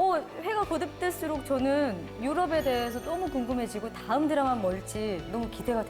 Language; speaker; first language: Korean; native; Korean